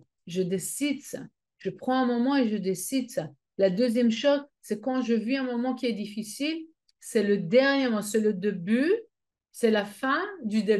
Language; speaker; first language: French; non-native, fluent; Hebrew